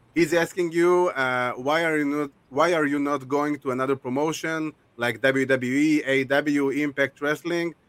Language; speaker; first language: English; non-native, fluent; Hebrew